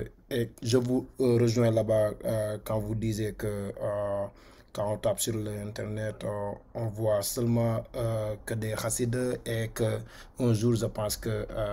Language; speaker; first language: French; non-native, local second language; Wolof